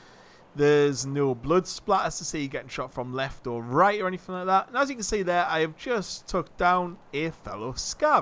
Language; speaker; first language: English; native; English